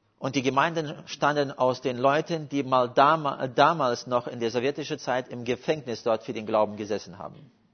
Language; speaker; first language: German; non-native, fluent; Russian